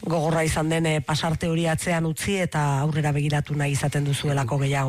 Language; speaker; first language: Basque; native; Basque